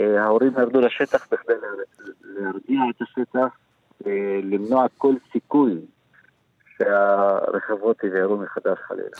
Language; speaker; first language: Hebrew; non-native, local second language; Arabic